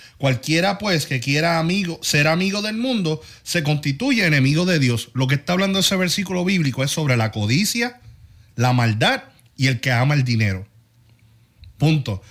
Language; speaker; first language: Spanish; early bilingual, heritage; Spanish